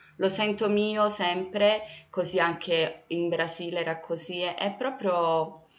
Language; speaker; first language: Italian; early bilingual, other home language; Portuguese